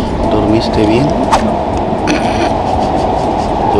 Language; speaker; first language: Spanish; non-native, fluent; Korean